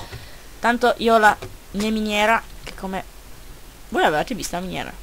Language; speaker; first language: Italian; native; Italian